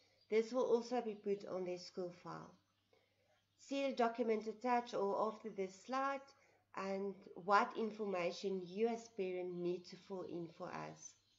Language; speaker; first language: English; non-native, local second language; Afrikaans